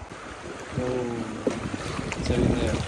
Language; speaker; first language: Korean; native; Korean